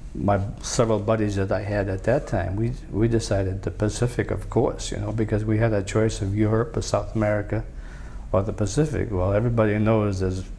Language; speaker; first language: English; native; English